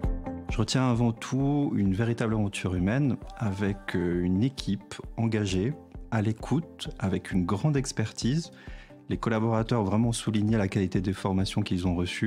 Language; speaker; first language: French; native; French